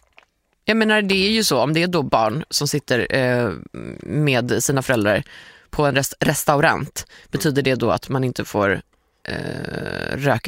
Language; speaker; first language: Swedish; native; Swedish